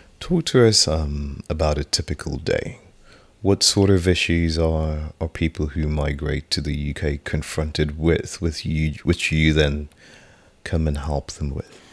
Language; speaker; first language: English; native; English